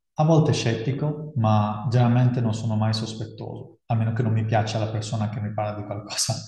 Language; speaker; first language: Italian; early bilingual, other home language; Dutch